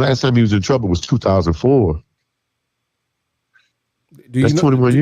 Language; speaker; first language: English; native; English